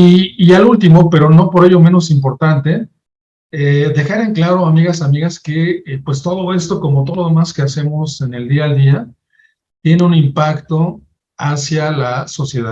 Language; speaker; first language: Spanish; native; Spanish